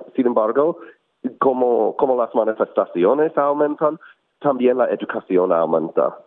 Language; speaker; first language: Spanish; non-native, fluent; English